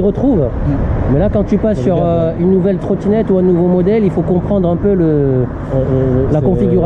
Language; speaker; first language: French; native; French